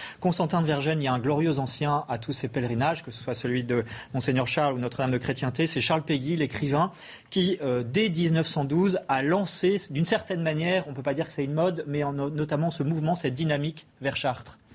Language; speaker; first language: French; native; French